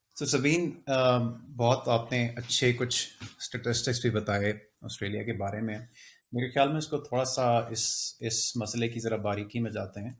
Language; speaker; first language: Urdu; native; Urdu